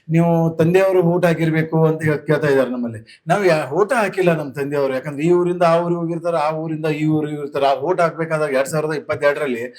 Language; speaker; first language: Kannada; native; Kannada